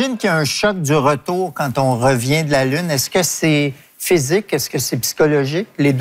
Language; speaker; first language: French; native; French